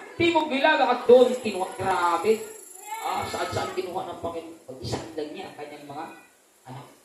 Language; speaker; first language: Filipino; non-native, local second language; Cebuano